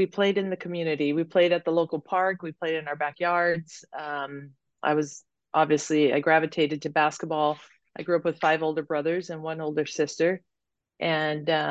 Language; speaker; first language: English; native; English